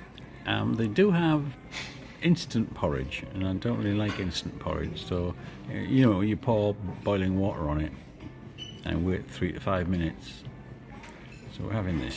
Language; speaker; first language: English; native; English